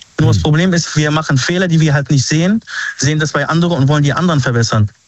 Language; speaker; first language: German; early bilingual, other home language; Arabic